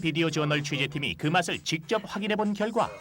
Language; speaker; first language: Korean; native; Korean